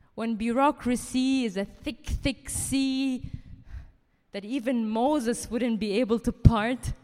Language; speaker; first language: English; early bilingual, heritage; Arabic